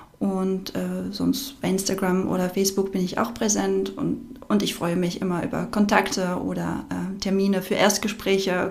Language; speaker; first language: German; non-native, fluent; French